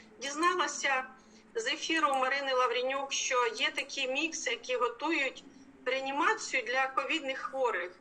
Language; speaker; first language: Ukrainian; native; Ukrainian